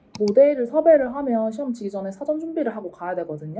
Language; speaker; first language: Korean; native; Korean